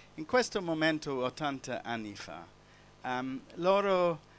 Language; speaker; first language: Italian; non-native, fluent; English